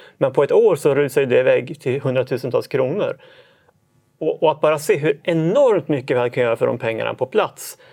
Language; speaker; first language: Swedish; native; Swedish